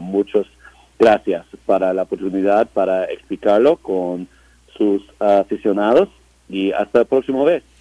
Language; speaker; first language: Spanish; non-native, learner; English